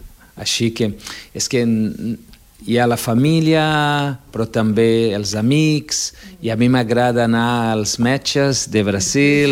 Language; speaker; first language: Catalan; non-native, fluent; Portuguese